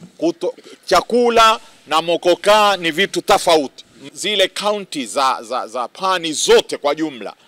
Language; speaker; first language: Swahili; native; Swahili